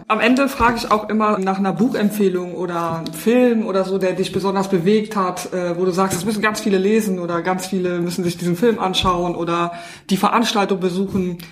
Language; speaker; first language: German; native; German